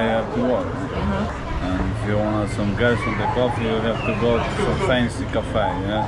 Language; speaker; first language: English; non-native, fluent; Polish